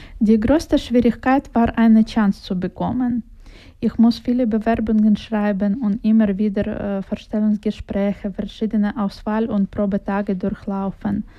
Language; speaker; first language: German; non-native, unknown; Russian